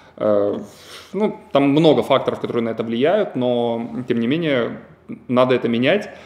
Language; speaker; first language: Russian; native; Russian